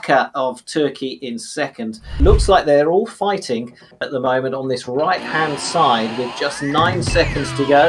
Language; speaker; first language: English; native; English